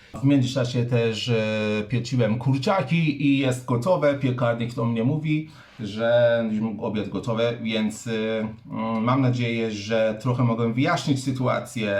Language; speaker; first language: Polish; non-native, fluent; Persian